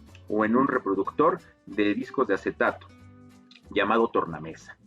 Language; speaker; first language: Spanish; native; Spanish